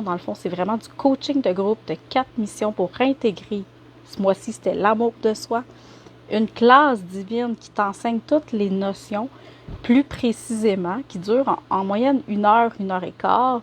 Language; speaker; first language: French; native; French